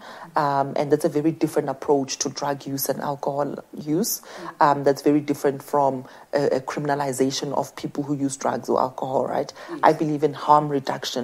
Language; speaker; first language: English; non-native, local second language; Southern Sotho